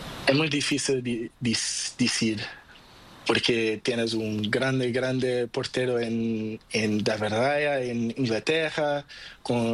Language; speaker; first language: Spanish; non-native, learner; Portuguese